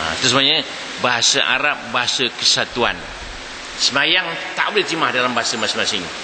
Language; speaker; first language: Malay; native; Malay